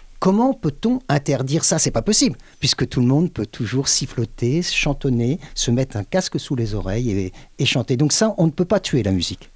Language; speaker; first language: French; native; French